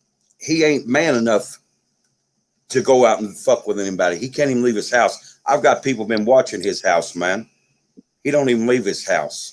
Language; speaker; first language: English; native; English